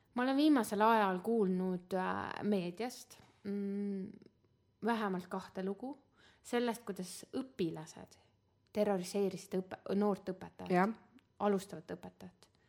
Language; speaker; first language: Estonian; native; Estonian